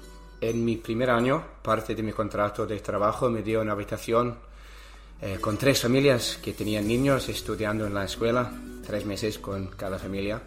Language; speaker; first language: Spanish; non-native, learner; English